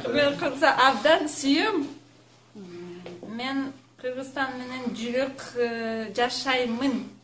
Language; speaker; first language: Kyrgyz; non-native, local second language; Russian